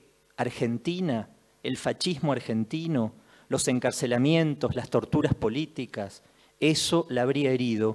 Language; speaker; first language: Spanish; native; Spanish